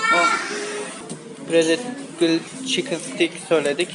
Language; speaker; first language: English; non-native, learner; Turkish